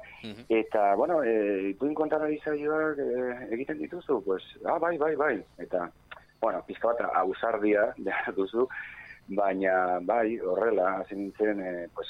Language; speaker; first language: Basque; non-native, local second language; Spanish